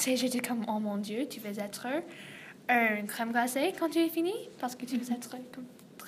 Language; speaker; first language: French; non-native, learner; English